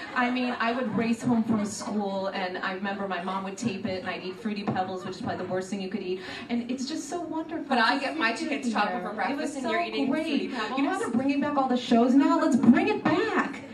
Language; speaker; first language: English; native; English